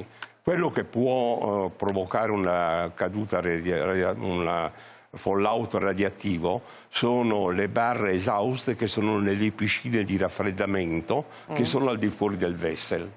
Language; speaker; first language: Italian; native; Italian